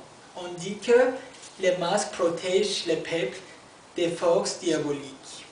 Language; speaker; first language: French; non-native, learner; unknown